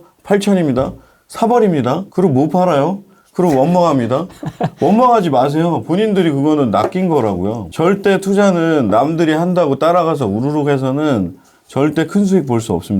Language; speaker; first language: Korean; native; Korean